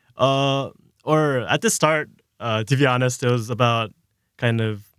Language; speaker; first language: English; early bilingual, other home language; Korean